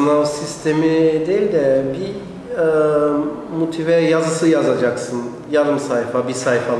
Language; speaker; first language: Turkish; early bilingual, heritage; Turkish